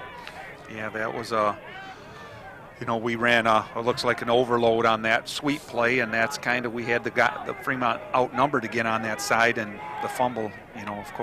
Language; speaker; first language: English; native; English